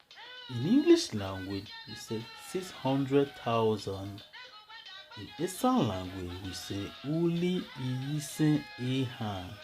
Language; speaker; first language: English; non-native, local second language; Esan